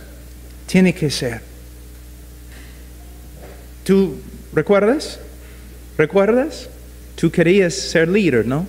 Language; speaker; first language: Spanish; non-native, fluent; English